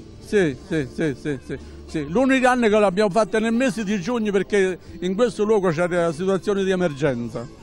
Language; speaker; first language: Italian; native; Italian